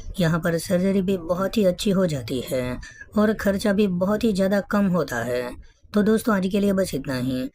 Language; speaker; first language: Hindi; native; Hindi